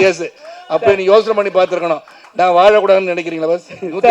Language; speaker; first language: Tamil; native; Tamil